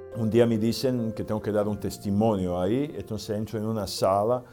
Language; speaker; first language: Spanish; non-native, fluent; Serbian